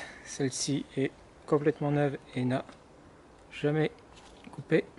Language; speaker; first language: French; native; French